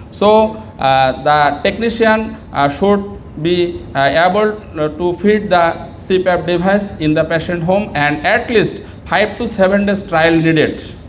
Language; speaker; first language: English; non-native, local second language; Bangla